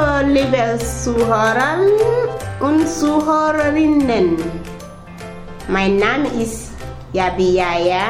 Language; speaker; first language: German; non-native, learner; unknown